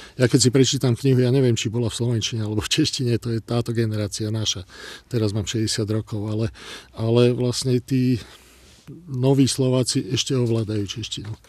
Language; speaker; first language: Slovak; non-native, local second language; Hungarian